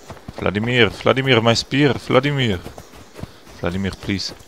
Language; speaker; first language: English; non-native, fluent; German